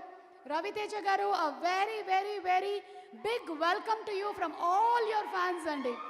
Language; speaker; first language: Telugu; native; Telugu